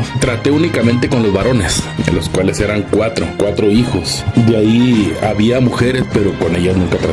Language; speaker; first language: Spanish; native; Spanish